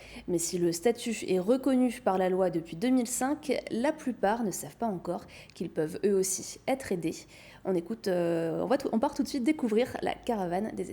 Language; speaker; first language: French; native; French